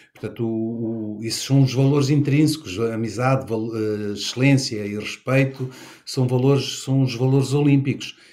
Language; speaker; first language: Portuguese; native; Portuguese